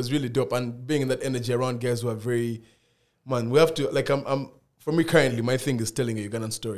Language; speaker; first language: English; non-native, local second language; Ganda